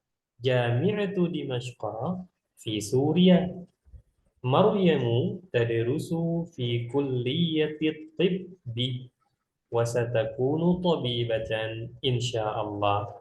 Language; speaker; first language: Arabic; non-native, fluent; Indonesian